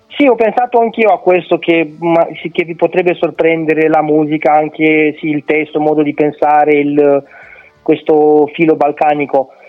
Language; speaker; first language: Italian; non-native, fluent; Romanian